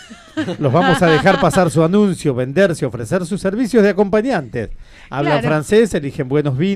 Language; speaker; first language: Spanish; native; Spanish